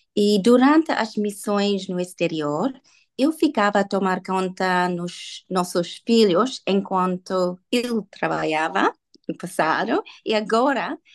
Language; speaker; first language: Portuguese; non-native, fluent; English